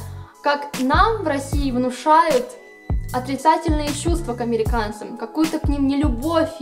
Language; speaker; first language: Russian; native; Russian